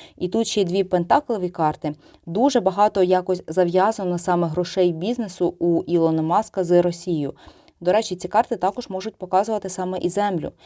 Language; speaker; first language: Ukrainian; non-native, local second language; Russian